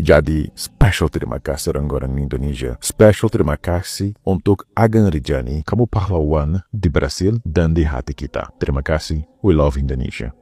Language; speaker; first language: Indonesian; non-native, learner; Portuguese